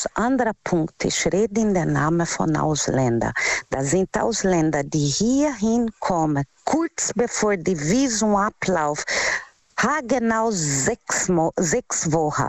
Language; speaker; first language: German; non-native, learner; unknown